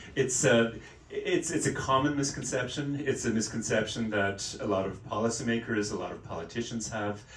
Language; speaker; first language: English; native; English